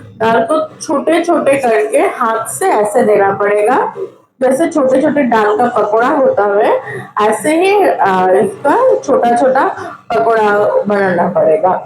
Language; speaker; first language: Hindi; non-native, local second language; Bangla